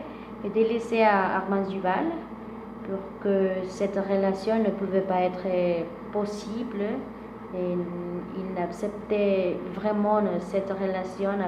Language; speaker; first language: French; non-native, fluent; Spanish